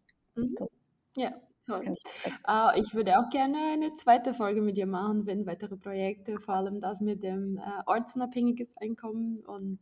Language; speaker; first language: German; non-native, fluent; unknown